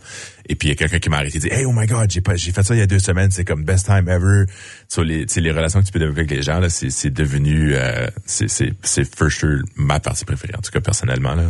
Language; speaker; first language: French; native; French